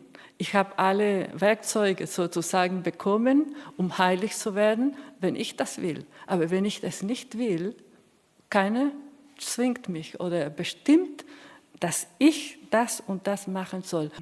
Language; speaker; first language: German; non-native, fluent; Spanish